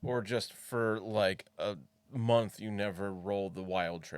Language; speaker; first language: English; native; English